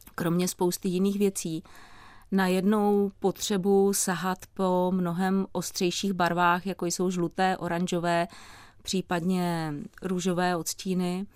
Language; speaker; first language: Czech; native; Czech